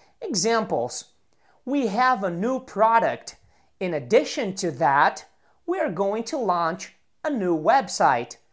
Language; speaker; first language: English; non-native, fluent; Portuguese